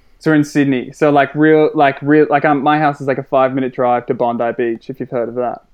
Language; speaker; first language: English; native; English